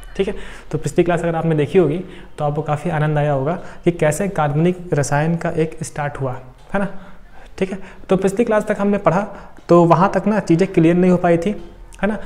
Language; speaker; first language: Hindi; native; Hindi